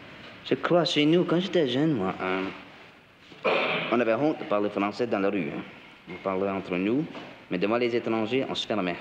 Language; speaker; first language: French; native; French